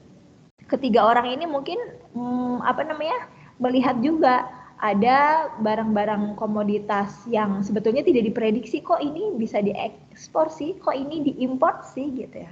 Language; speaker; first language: Indonesian; native; Indonesian